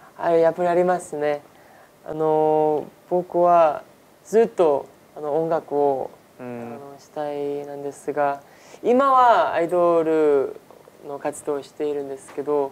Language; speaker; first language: Japanese; non-native, learner; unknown